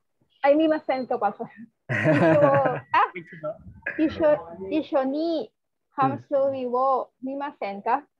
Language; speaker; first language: Japanese; non-native, learner; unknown